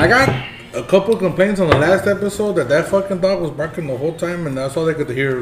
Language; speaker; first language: English; early bilingual, other home language; Spanish